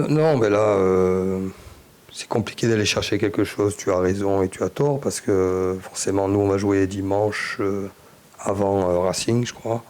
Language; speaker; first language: French; native; French